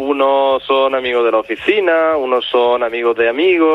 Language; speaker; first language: Spanish; non-native, fluent; Italian